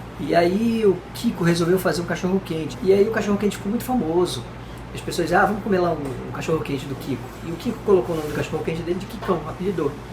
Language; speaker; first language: Portuguese; native; Portuguese